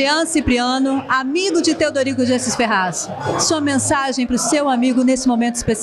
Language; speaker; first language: Portuguese; native; Portuguese